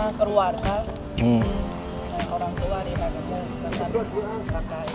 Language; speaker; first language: Indonesian; non-native, learner; Chinese